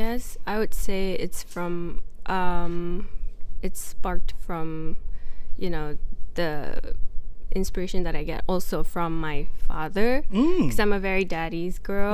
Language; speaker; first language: English; non-native, local second language; Malay